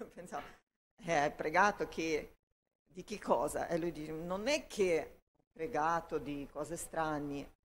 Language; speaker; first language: Italian; non-native, learner; Ukrainian